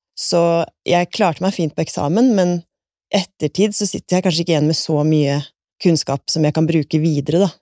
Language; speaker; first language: Norwegian; native; Norwegian